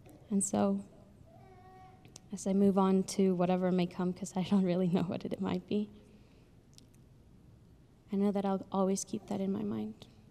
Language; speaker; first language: English; early bilingual, other home language; Spanish